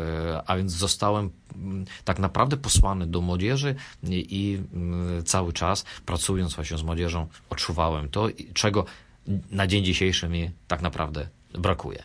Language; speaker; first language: Polish; non-native, fluent; Russian